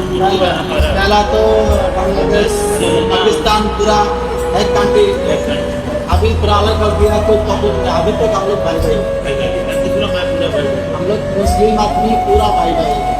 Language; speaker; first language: Hindi; non-native, learner; Bangla